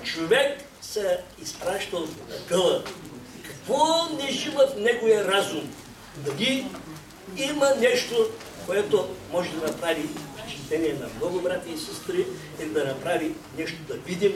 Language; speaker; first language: Bulgarian; non-native, local second language; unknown